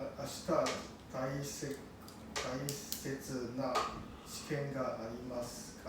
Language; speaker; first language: Japanese; non-native, learner; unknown